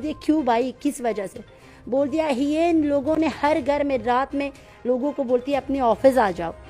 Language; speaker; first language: Hindi; non-native, fluent; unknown